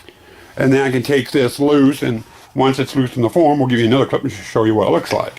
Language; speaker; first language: English; native; English